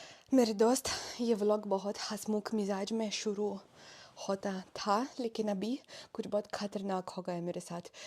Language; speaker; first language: Hindi; non-native, fluent; Russian